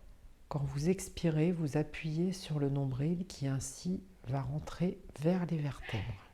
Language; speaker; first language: French; native; French